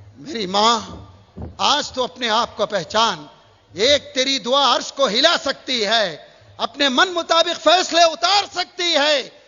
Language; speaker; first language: Urdu; native; Urdu